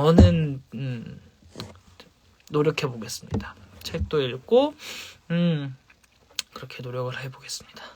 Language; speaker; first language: Korean; native; Korean